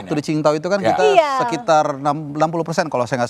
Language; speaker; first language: Indonesian; native; Indonesian